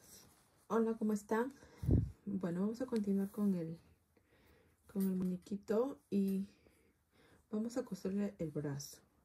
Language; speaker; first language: Spanish; native; Spanish